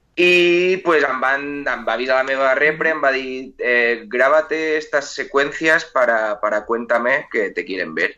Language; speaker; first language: Spanish; non-native, local second language; Catalan